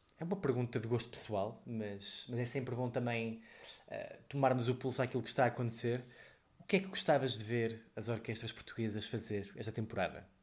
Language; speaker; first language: Portuguese; native; Portuguese